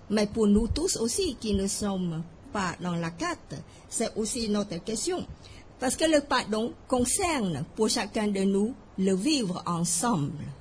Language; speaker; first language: French; non-native, fluent; Khmer